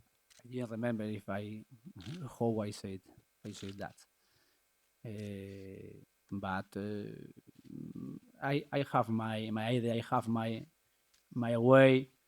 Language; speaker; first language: English; non-native, learner; Spanish